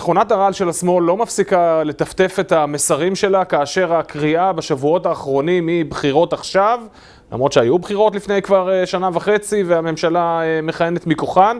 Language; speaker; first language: Hebrew; native; Hebrew